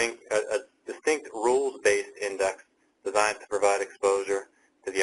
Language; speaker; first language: English; native; English